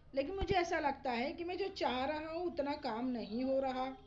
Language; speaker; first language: Hindi; non-native, local second language; Marathi